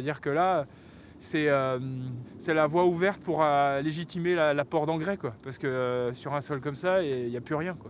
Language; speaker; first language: French; native; French